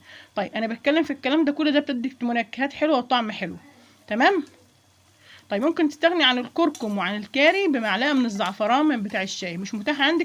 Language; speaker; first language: Arabic; native; Arabic